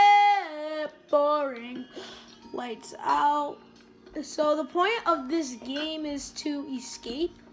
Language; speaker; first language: English; native; English